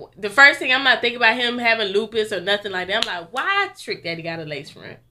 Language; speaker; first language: English; native; English